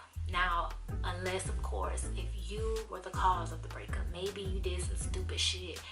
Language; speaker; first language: English; native; English